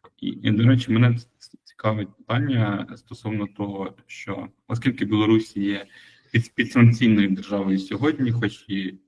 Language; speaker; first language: Ukrainian; native; Ukrainian